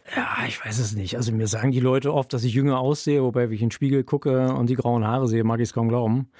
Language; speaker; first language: German; native; German